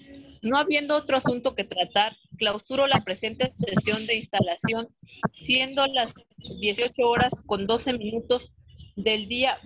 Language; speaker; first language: Spanish; native; Spanish